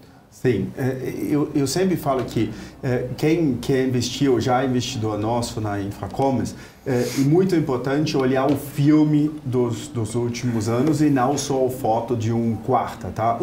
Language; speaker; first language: Portuguese; non-native, fluent; German